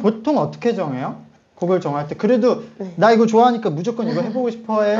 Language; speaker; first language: Korean; native; Korean